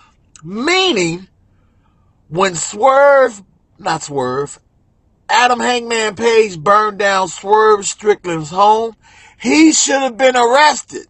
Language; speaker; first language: English; native; English